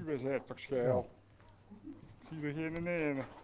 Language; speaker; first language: Dutch; native; Dutch